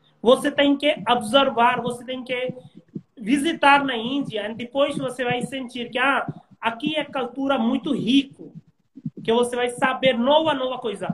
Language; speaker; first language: Portuguese; non-native, learner; Hindi